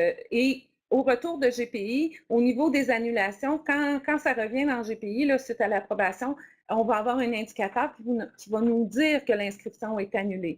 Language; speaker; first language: French; native; French